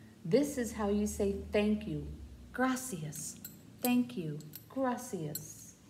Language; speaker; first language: English; native; English